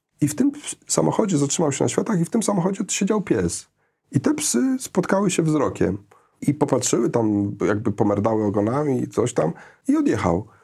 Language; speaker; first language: Polish; early bilingual, heritage; Polish